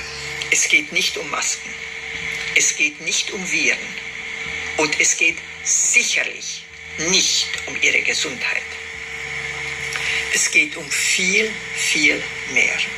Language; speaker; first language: German; non-native, fluent; Romanian